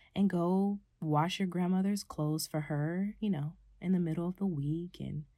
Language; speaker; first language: English; native; English